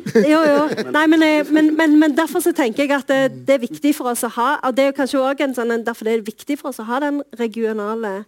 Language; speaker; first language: Norwegian; native; Norwegian